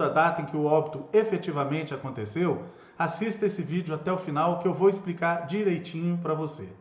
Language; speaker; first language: Portuguese; native; Portuguese